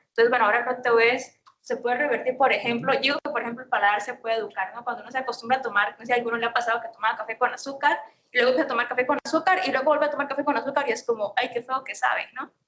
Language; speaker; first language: Spanish; native; Spanish